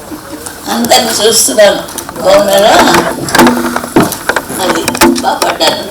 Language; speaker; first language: Telugu; native; Telugu